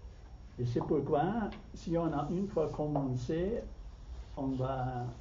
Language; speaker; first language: French; non-native, fluent; German